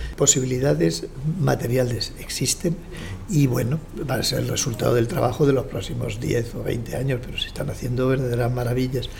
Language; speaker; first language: Spanish; native; Spanish